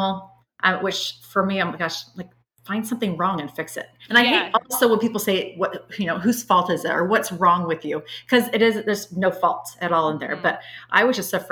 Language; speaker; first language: English; native; English